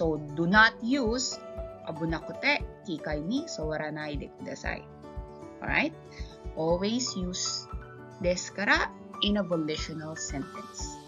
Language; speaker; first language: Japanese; non-native, fluent; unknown